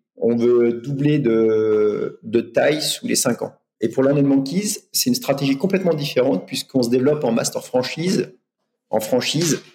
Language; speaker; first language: French; native; French